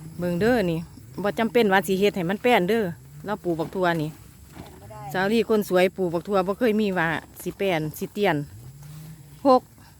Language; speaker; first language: Thai; native; Thai